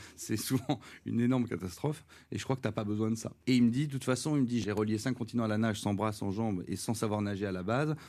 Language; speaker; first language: French; native; French